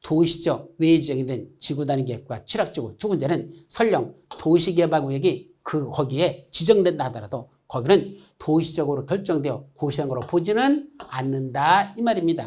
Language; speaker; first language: Korean; native; Korean